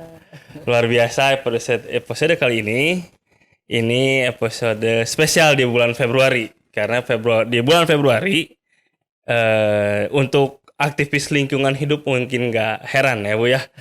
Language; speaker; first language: Indonesian; native; Indonesian